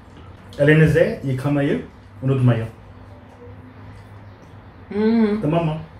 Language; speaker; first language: Turkish; non-native, learner; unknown